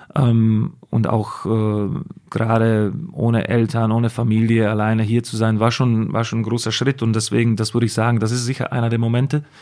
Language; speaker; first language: German; non-native, fluent; Slovak